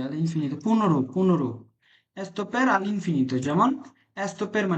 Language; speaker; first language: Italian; non-native, fluent; Bangla